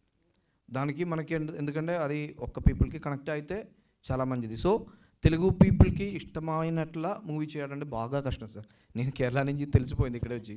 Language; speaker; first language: Telugu; non-native, local second language; Malayalam